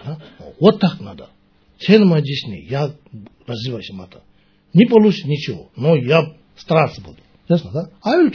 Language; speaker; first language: Russian; non-native, learner; Tibetan